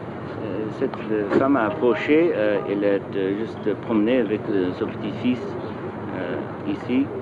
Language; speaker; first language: French; non-native, fluent; English